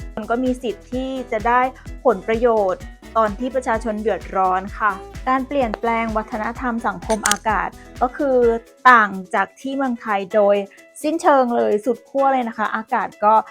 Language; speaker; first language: Thai; native; Thai